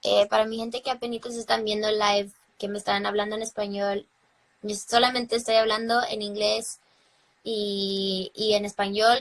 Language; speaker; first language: Spanish; early bilingual, heritage; English